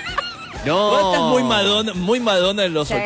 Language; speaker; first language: Spanish; native; Spanish